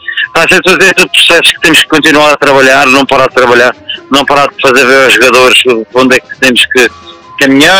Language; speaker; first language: Portuguese; native; Portuguese